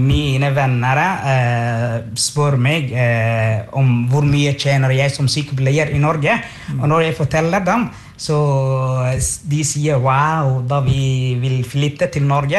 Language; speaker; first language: Norwegian; non-native, fluent; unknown